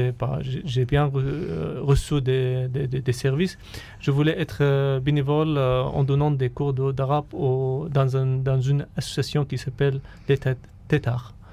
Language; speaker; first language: French; non-native, fluent; Arabic